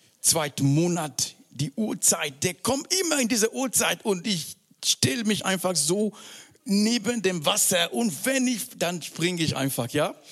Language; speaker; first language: German; non-native, fluent; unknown